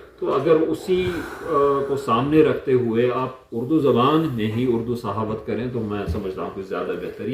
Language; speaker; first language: Urdu; non-native, local second language; Kashmiri